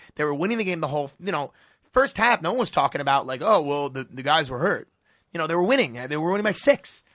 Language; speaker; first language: English; native; English